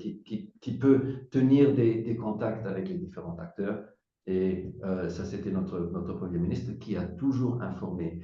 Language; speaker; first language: French; non-native, fluent; German